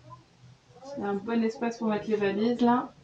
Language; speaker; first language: French; native; French